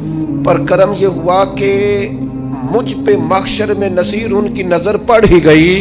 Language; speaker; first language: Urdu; non-native, local second language; Punjabi